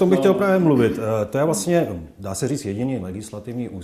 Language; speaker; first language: Czech; native; Czech